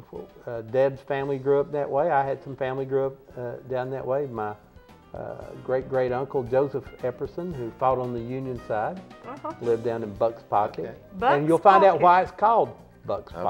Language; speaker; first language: English; native; English